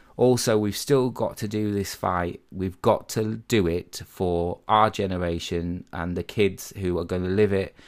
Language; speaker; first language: English; native; English